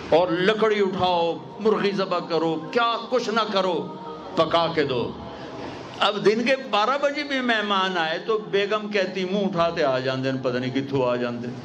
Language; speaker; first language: Urdu; non-native, local second language; Punjabi